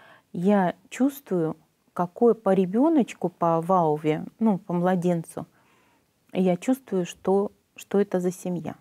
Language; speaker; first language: Russian; native; Russian